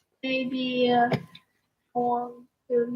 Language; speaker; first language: English; non-native, learner; Vietnamese